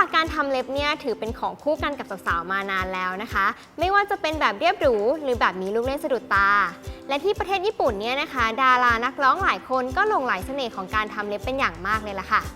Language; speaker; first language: Thai; native; Thai